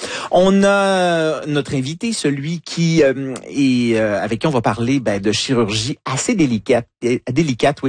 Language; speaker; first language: French; native; French